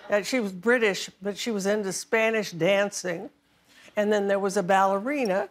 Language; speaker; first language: English; native; English